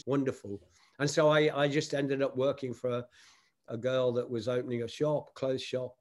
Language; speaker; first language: English; native; English